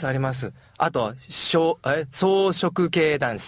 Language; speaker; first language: Japanese; native; Japanese